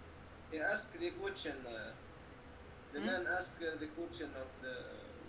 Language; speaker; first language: English; non-native, learner; French